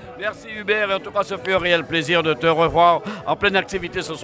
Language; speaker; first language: French; native; French